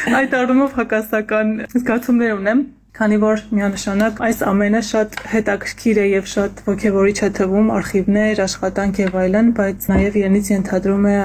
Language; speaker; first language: Armenian; native; Armenian